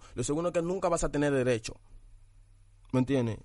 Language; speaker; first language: Spanish; early bilingual, other home language; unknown